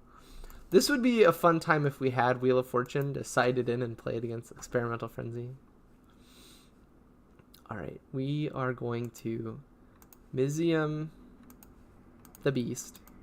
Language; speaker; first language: English; native; English